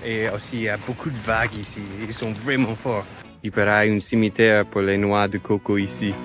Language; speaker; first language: French; non-native, fluent; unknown